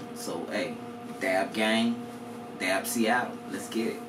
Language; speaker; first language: English; native; English